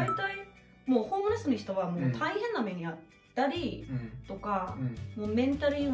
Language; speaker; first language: Japanese; non-native, fluent; English